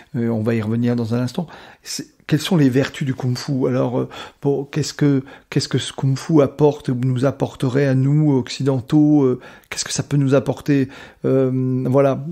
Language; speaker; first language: French; native; French